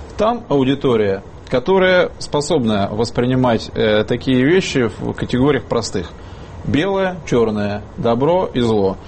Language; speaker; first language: Russian; native; Russian